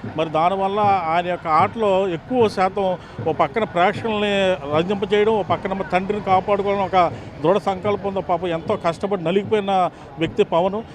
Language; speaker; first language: Telugu; native; Telugu